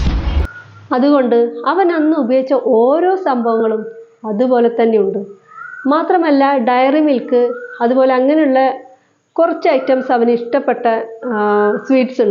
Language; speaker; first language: Malayalam; native; Malayalam